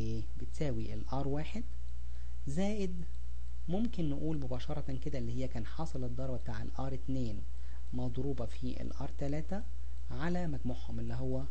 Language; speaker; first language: Arabic; native; Arabic